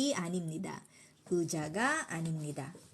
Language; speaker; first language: Korean; non-native, fluent; Filipino